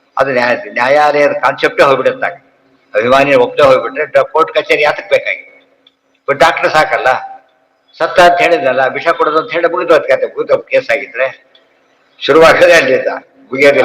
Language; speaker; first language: Kannada; native; Kannada